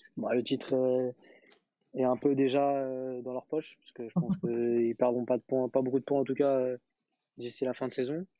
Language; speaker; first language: French; native; French